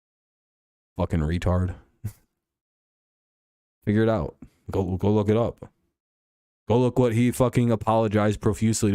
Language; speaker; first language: English; native; English